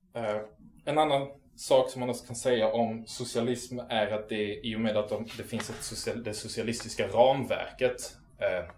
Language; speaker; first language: Swedish; native; Swedish